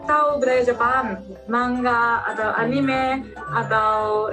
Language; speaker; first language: Indonesian; non-native, learner; Japanese